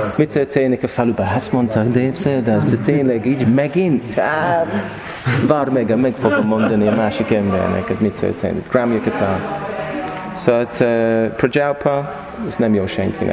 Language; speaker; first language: Hungarian; non-native, learner; English